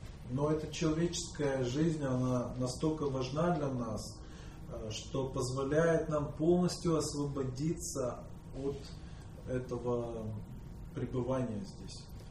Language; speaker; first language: Russian; native; Russian